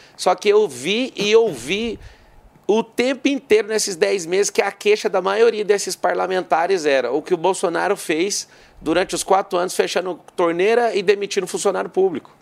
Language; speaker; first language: Portuguese; native; Portuguese